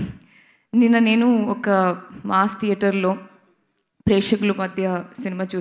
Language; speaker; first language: Telugu; non-native, learner; Malayalam